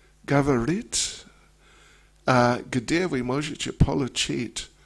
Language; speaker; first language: Russian; non-native, learner; English